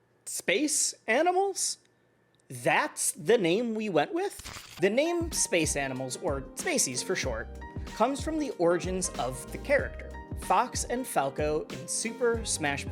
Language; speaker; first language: English; native; English